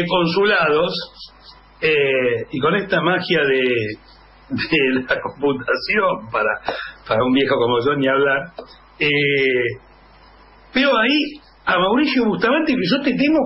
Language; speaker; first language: Spanish; native; Spanish